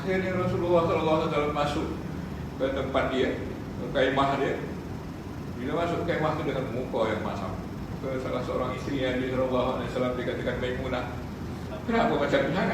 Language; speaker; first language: Malay; native; Malay